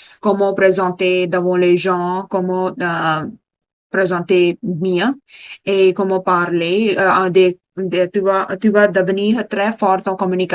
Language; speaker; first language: French; non-native, learner; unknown